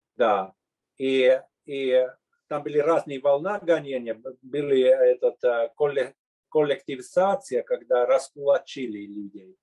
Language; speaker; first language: Russian; non-native, fluent; Finnish